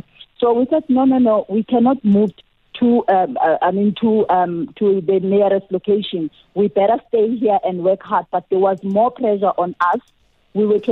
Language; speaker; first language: English; non-native, local second language; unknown